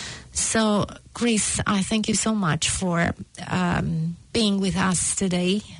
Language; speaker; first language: English; non-native, fluent; Romanian